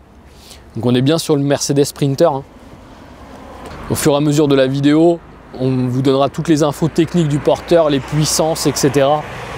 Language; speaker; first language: French; native; French